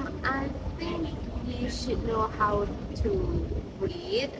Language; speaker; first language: English; non-native, learner; Indonesian